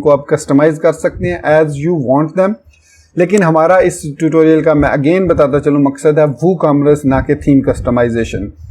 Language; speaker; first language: Urdu; non-native, local second language; Punjabi